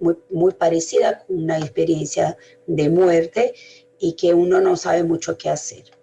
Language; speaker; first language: Spanish; non-native, fluent; Portuguese